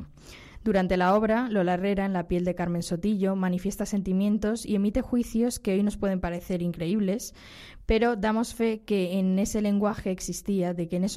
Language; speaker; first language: Spanish; native; Spanish